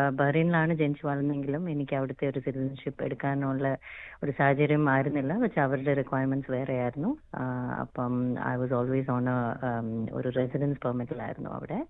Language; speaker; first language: Malayalam; early bilingual, heritage; Malayalam